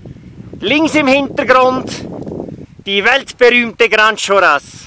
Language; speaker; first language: German; native; German